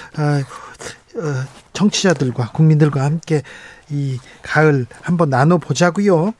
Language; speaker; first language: Korean; native; Korean